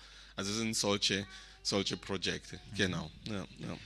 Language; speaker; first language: German; non-native, fluent; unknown